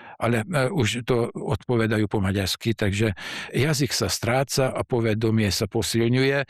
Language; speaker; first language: Slovak; early bilingual, heritage; Slovak